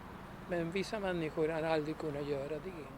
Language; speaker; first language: Swedish; non-native, fluent; Spanish